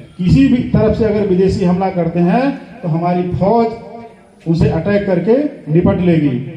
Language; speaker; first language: Hindi; native; Hindi